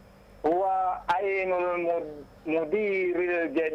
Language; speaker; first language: Arabic; non-native, learner; Indonesian